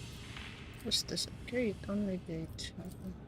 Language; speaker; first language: English; non-native, learner; Filipino